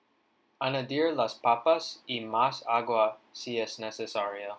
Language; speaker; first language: Spanish; non-native, learner; English